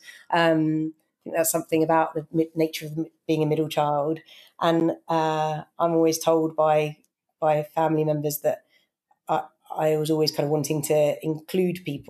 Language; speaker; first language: English; native; English